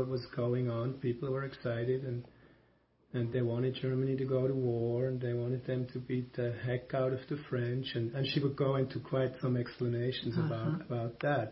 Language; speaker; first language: English; non-native, fluent; German